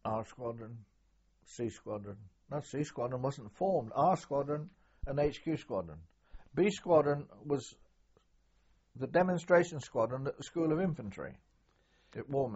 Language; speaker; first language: English; native; English